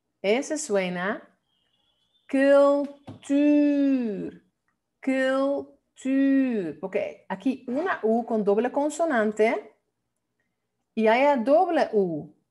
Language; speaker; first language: Spanish; non-native, fluent; Dutch